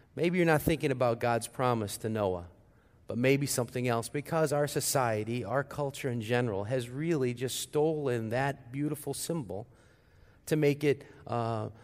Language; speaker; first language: English; native; English